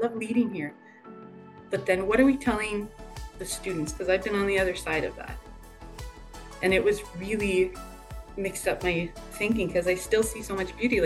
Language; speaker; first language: English; native; English